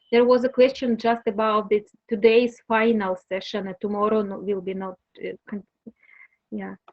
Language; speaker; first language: English; non-native, learner; Russian